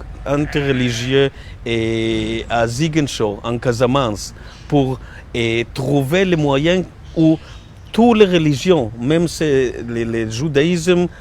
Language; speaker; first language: French; non-native, learner; Hebrew